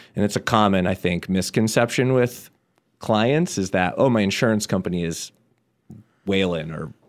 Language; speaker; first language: English; native; English